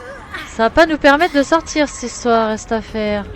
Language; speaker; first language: French; native; French